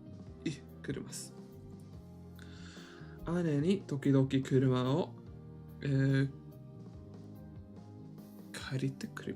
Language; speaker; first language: Japanese; non-native, learner; English